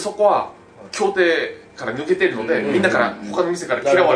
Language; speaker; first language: Japanese; native; Japanese